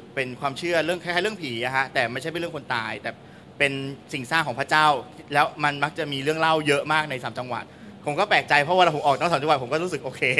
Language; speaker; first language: Thai; native; Thai